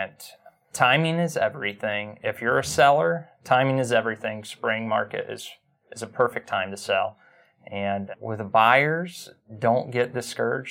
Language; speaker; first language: English; native; English